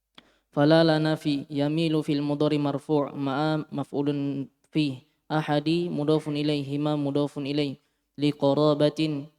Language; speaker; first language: Arabic; non-native, learner; Indonesian